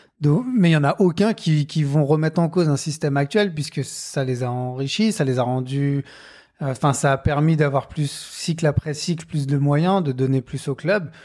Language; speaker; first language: French; native; French